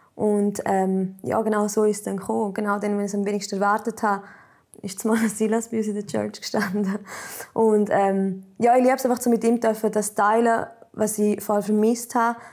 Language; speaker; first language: German; native; German